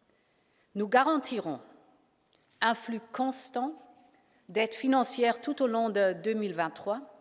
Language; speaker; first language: French; non-native, fluent; German